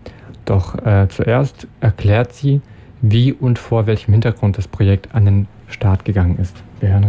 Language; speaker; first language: German; native; German